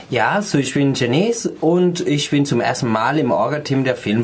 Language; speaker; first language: German; non-native, fluent; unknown